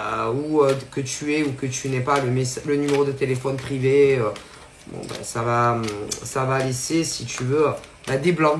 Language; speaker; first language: French; native; French